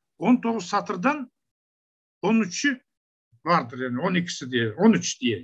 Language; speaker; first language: Turkish; non-native, learner; Kazakh